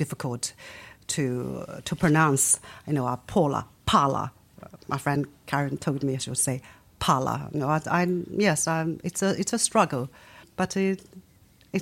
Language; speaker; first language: English; non-native, fluent; Chinese